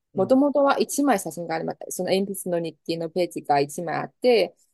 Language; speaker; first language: Japanese; non-native, fluent; Chinese